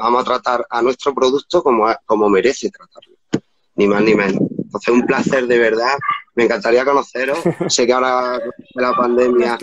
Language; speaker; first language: Spanish; native; Spanish